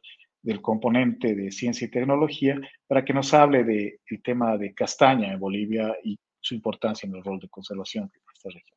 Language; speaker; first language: Spanish; native; Spanish